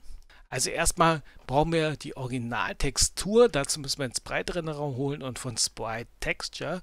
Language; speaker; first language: German; native; German